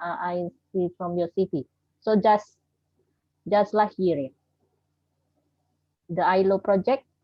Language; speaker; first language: English; non-native, learner; Indonesian